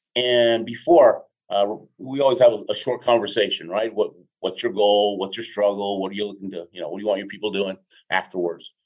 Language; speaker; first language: English; early bilingual, other home language; Spanish